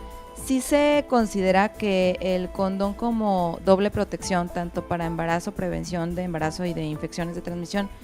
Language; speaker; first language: Spanish; native; Spanish